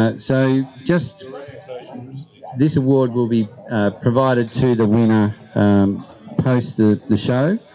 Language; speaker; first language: English; native; English